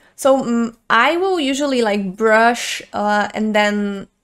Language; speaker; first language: English; non-native, fluent; Portuguese